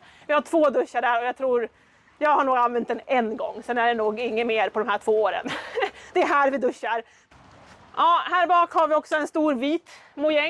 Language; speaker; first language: Swedish; native; Swedish